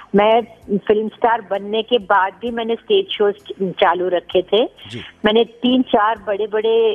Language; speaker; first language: Hindi; non-native, local second language; Gujarati